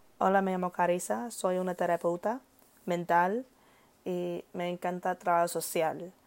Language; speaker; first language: Spanish; early bilingual, heritage; English